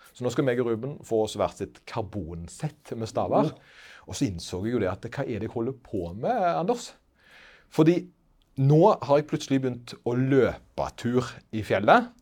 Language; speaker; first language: Norwegian; native; Norwegian